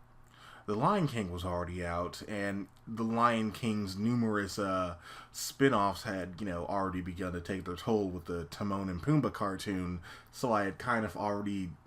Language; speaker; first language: English; native; English